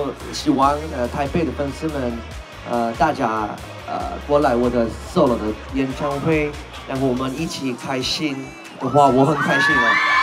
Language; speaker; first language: Chinese; non-native, learner; Korean